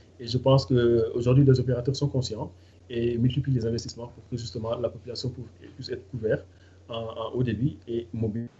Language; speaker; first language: French; non-native, local second language; Fula